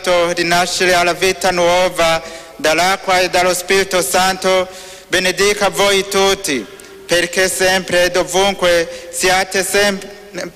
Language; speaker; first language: Italian; non-native, learner; Rundi